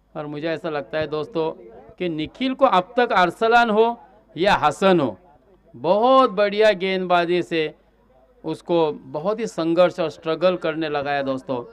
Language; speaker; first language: Hindi; non-native, local second language; Marathi